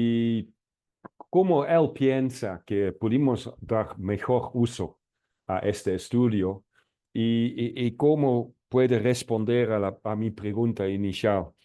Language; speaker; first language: Spanish; non-native, fluent; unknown